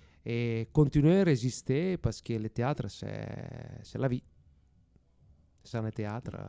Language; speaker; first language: French; non-native, fluent; Italian